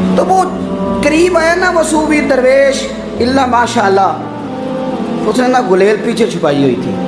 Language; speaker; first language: Urdu; non-native, local second language; Punjabi